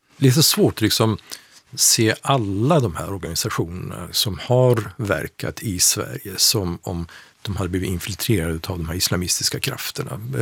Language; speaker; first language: Swedish; non-native, fluent; Persian